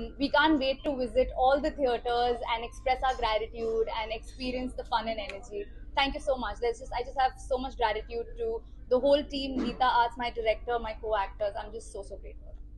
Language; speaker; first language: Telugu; non-native, learner; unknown